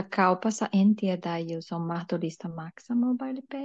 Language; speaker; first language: Finnish; non-native, learner; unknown